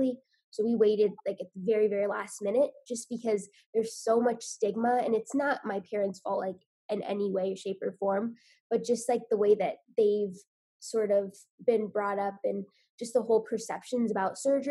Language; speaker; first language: English; native; English